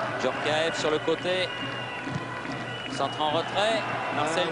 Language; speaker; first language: French; native; French